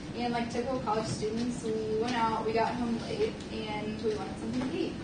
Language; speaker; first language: English; native; English